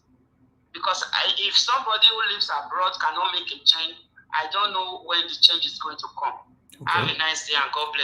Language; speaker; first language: English; non-native, local second language; Bini